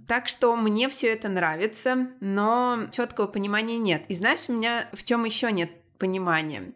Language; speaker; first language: Russian; native; Russian